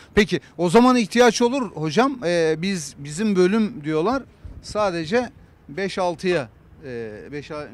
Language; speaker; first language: Turkish; native; Turkish